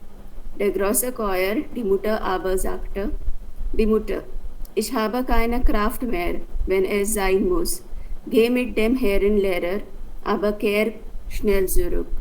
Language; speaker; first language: German; non-native, learner; Hindi